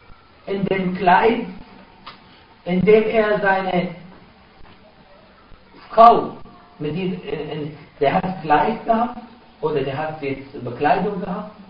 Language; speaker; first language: German; non-native, fluent; Arabic